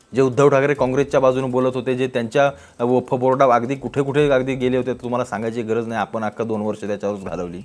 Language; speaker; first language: Marathi; native; Marathi